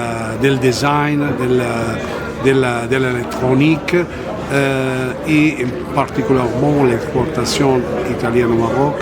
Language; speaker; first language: French; non-native, fluent; Italian